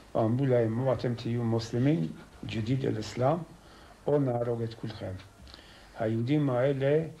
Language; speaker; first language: Hebrew; non-native, fluent; Persian